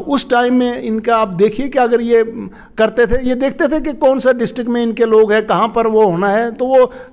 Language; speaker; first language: Hindi; non-native, local second language; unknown